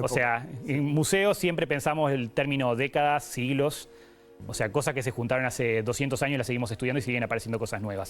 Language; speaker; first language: Spanish; native; Spanish